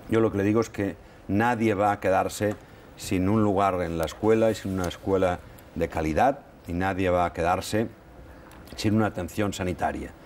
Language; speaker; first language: Spanish; non-native, local second language; Catalan